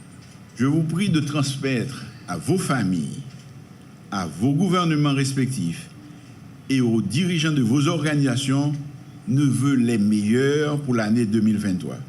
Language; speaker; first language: French; non-native, local second language; Haitian Creole